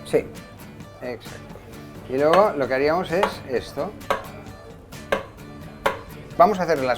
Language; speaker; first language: Spanish; native; Spanish